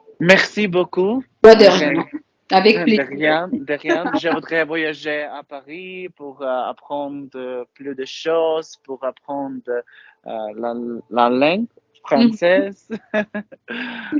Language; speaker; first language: French; non-native, learner; Ukrainian